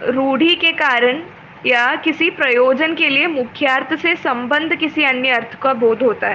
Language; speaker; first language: Hindi; non-native, local second language; Malayalam